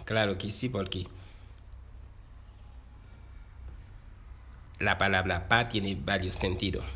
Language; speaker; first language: Spanish; non-native, fluent; Haitian Creole